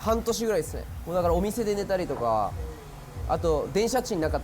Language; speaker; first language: Japanese; native; Japanese